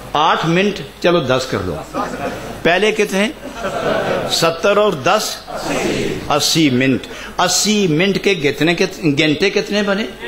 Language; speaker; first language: Urdu; non-native, local second language; Punjabi